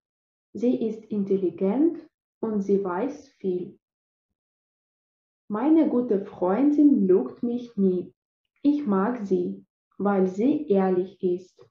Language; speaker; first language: German; non-native, fluent; Russian